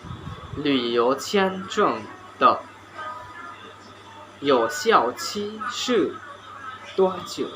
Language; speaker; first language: Chinese; non-native, learner; Hmong